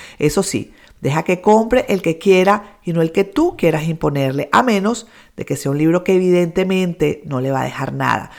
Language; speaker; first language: Spanish; native; Spanish